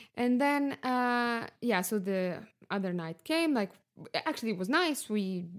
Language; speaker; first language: English; non-native, fluent; Lithuanian